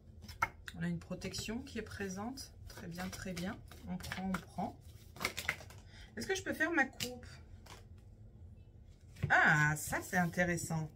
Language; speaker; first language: French; native; French